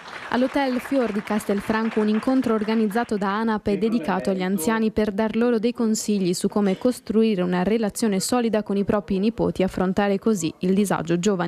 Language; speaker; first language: Italian; native; Italian